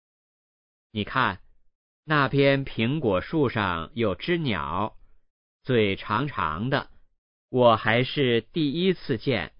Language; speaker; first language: Chinese; native; Chinese